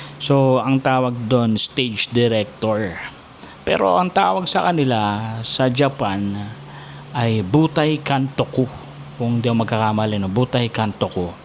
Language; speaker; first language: Filipino; native; Filipino